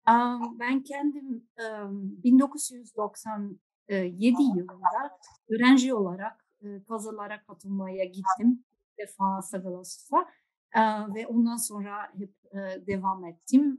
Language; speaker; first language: Turkish; non-native, fluent; Dutch